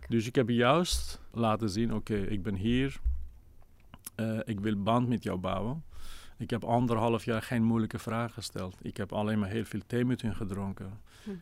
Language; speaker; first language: Dutch; non-native, fluent; Kurdish